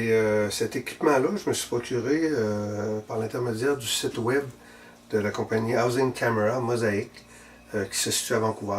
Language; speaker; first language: French; native; French